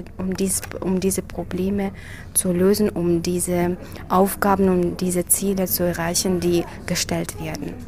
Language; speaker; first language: German; non-native, fluent; Russian